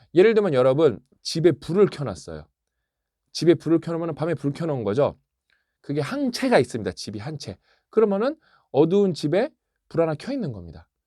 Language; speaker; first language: Korean; native; Korean